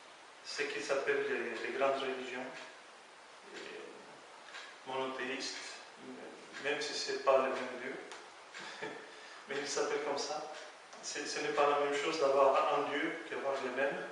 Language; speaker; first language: French; non-native, fluent; Spanish